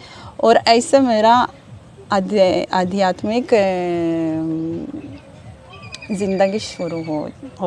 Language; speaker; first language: Hindi; non-native, learner; Hebrew